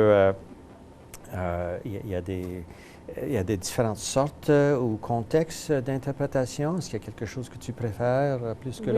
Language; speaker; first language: French; native; French